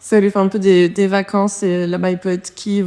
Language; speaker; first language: French; native; French